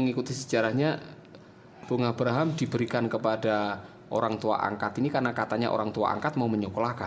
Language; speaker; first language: Indonesian; native; Indonesian